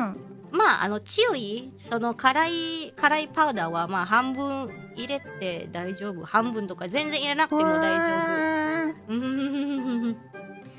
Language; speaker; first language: Japanese; non-native, fluent; Indonesian